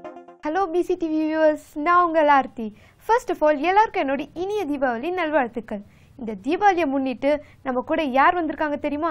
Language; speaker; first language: Tamil; native; Tamil